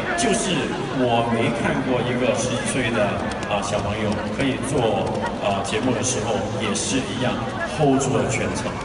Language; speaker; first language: Chinese; non-native, local second language; Cantonese